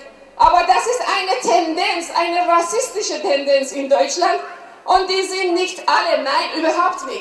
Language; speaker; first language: German; non-native, fluent; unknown